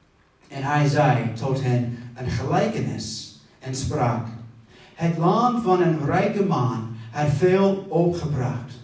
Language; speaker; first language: Dutch; non-native, fluent; English